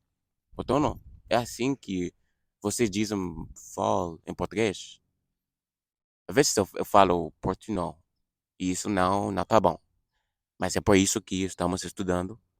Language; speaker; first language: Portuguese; non-native, fluent; English